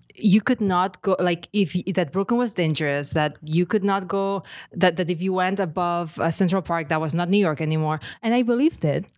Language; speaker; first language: English; non-native, fluent; Catalan